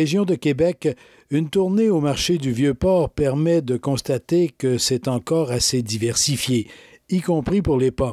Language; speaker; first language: French; native; French